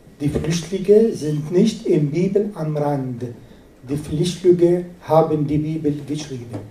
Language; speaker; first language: German; non-native, fluent; Arabic